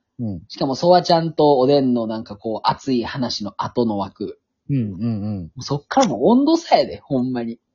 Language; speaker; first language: Japanese; native; Japanese